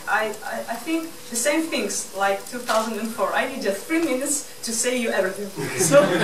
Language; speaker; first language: English; non-native, learner; Ukrainian